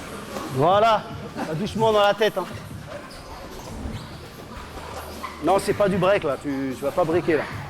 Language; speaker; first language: French; native; French